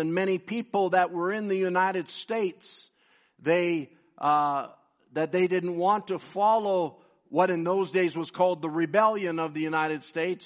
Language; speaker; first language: English; native; English